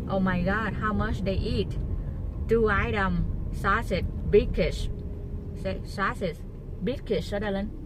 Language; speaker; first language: English; non-native, learner; Vietnamese